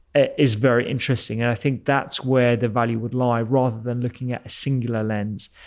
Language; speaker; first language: English; native; English